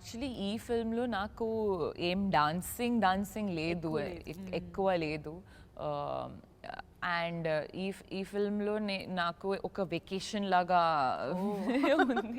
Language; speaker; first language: Telugu; non-native, learner; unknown